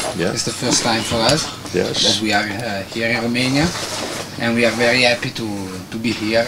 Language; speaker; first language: English; non-native, learner; Italian